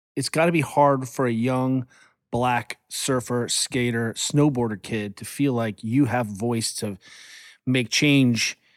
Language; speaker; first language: English; early bilingual, other home language; German